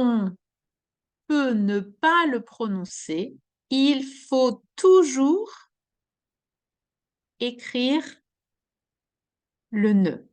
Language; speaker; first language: French; native; French